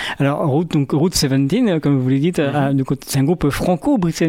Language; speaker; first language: French; native; French